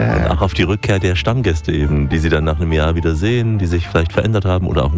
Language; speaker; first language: German; native; German